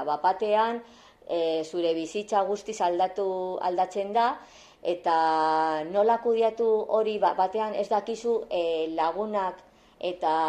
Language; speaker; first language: Basque; non-native, learner; Spanish